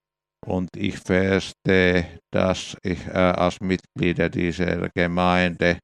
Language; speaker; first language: German; non-native, fluent; Finnish